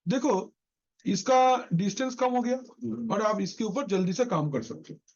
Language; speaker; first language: Hindi; non-native, local second language; Bangla